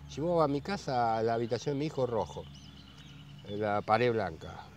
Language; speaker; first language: Spanish; native; Spanish